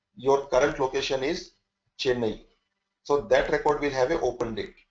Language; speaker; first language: English; non-native, local second language; Hindi